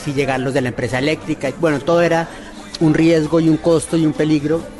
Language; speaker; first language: Spanish; native; Spanish